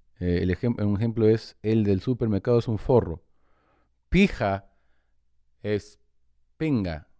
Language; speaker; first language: Spanish; early bilingual, heritage; Spanish